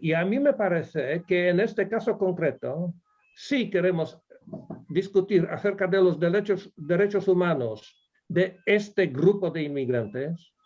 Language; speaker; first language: Spanish; non-native, fluent; Polish